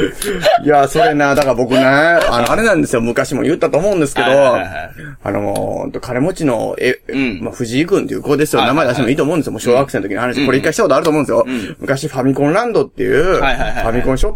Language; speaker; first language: Japanese; native; Japanese